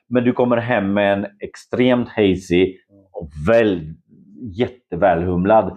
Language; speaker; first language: Swedish; non-native, fluent; Polish